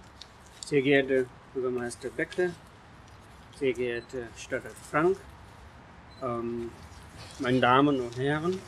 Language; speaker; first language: German; non-native, fluent; Tibetan